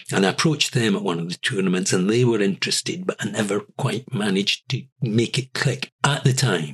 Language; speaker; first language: English; native; English